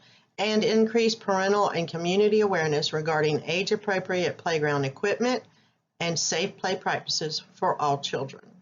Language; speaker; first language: English; native; English